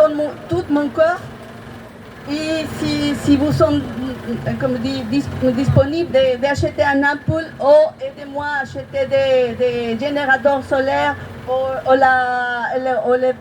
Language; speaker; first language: French; non-native, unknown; Spanish